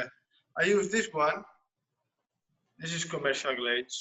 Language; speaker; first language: English; non-native, learner; Spanish